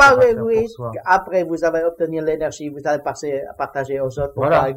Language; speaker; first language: French; non-native, learner; Vietnamese